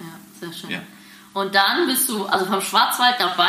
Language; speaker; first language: German; native; German